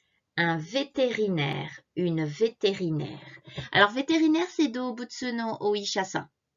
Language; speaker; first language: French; non-native, fluent; Japanese